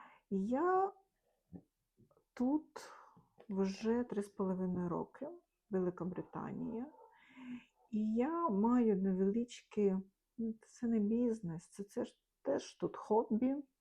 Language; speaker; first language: Ukrainian; non-native, local second language; Russian